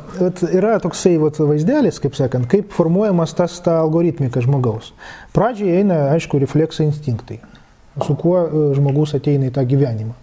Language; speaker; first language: Lithuanian; non-native, local second language; Russian